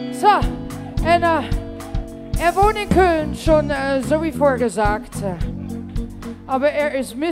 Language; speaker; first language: German; non-native, fluent; Dutch